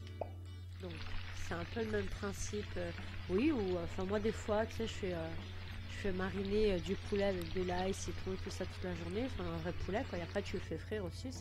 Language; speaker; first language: French; native; French